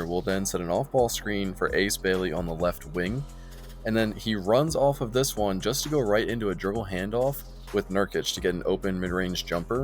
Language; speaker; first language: English; native; English